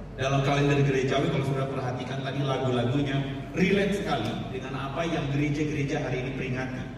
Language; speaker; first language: Indonesian; native; Indonesian